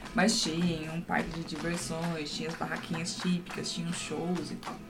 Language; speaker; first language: Portuguese; native; Portuguese